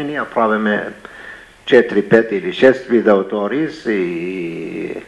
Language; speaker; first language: Bulgarian; non-native, learner; Arabic